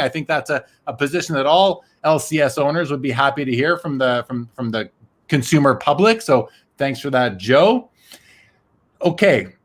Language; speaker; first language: English; native; English